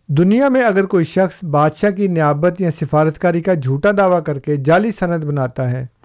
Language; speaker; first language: Urdu; non-native, local second language; Punjabi